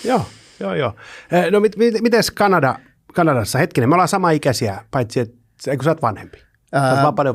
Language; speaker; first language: Finnish; native; Finnish